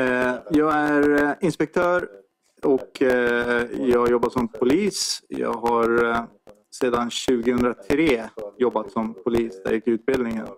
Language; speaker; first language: Swedish; native; Swedish